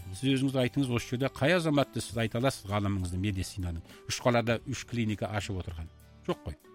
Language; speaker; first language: Kazakh; early bilingual, heritage; Kazakh